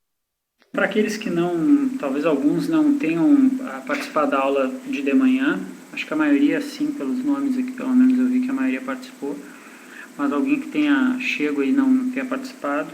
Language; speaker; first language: Portuguese; native; Portuguese